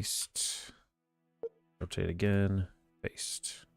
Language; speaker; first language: English; native; English